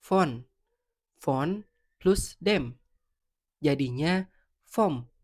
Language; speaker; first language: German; non-native, learner; Indonesian